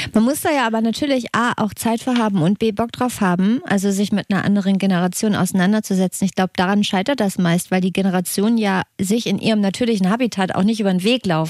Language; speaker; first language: German; native; German